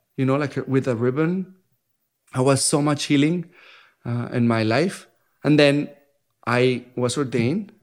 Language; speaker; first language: English; non-native, fluent; Spanish